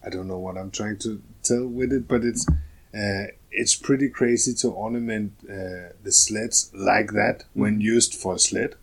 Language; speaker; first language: English; non-native, fluent; Danish